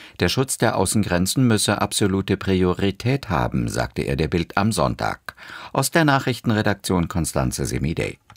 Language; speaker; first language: German; native; German